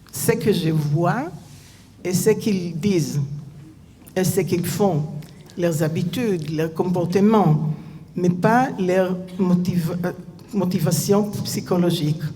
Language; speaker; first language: French; non-native, fluent; Hebrew